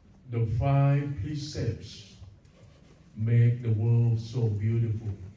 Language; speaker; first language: English; non-native, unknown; Thai